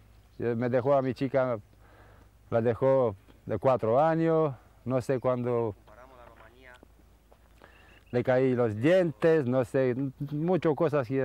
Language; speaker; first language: Spanish; non-native, learner; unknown